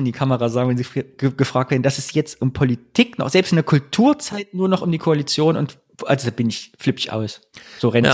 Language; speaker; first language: German; native; German